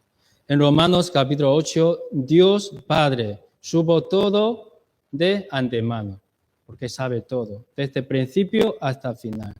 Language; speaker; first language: Spanish; non-native, learner; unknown